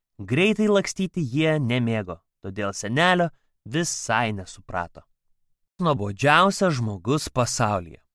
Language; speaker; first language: Lithuanian; native; Lithuanian